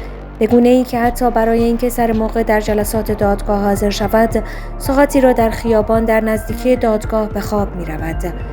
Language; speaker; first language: Persian; native; Persian